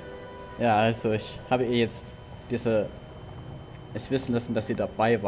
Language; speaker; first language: German; native; German